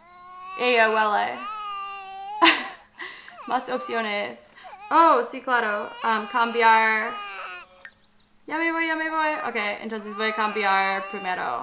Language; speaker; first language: Spanish; non-native, learner; English